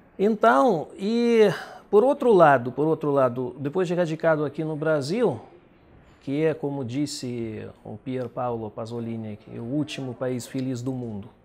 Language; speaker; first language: Portuguese; non-native, fluent; Russian